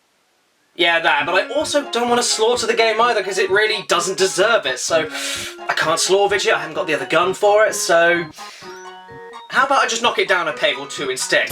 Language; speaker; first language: English; native; English